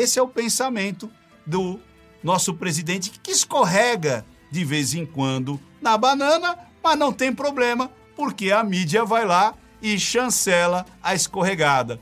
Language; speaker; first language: Portuguese; native; Portuguese